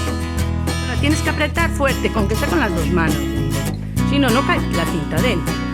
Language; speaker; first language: Spanish; native; Spanish